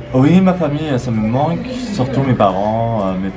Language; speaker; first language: French; non-native, local second language; Kabyle